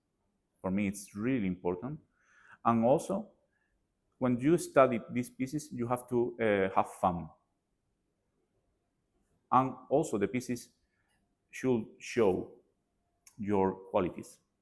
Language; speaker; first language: English; non-native, learner; Spanish